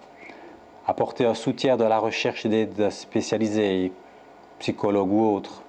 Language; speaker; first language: French; native; French